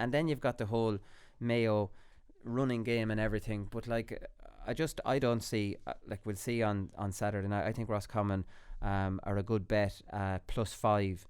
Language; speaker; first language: English; native; English